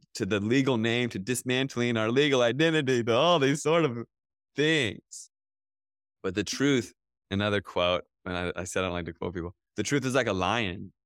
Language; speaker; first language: English; native; English